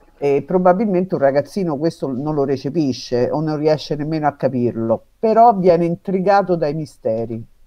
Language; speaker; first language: Italian; native; Italian